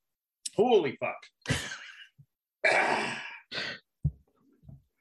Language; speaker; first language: English; native; English